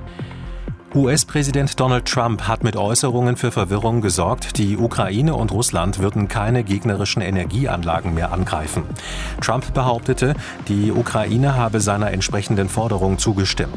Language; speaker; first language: German; native; German